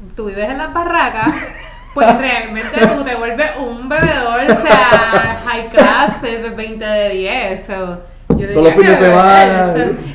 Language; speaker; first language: Spanish; native; Spanish